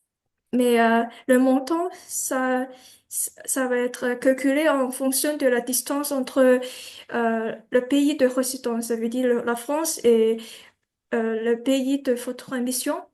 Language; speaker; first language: French; non-native, learner; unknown